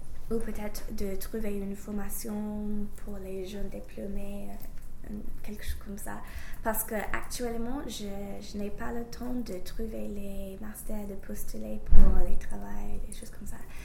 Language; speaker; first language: French; non-native, fluent; English